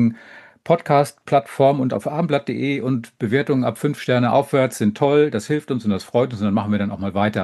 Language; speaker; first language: German; native; German